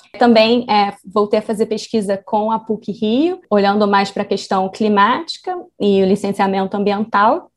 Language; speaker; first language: Portuguese; native; Portuguese